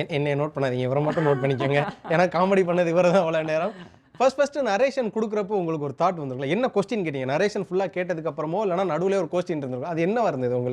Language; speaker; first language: Tamil; native; Tamil